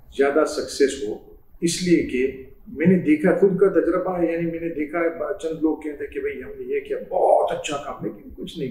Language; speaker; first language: Urdu; non-native, learner; English